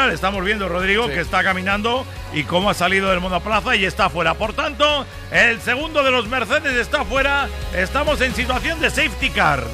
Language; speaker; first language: Spanish; native; Spanish